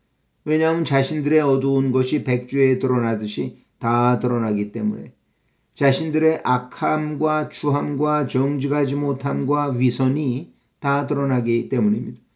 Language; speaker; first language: Korean; native; Korean